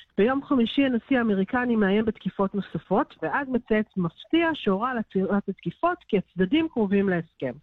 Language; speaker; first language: Hebrew; native; Hebrew